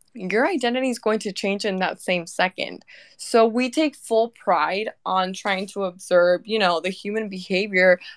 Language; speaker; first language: English; early bilingual, other home language; Spanish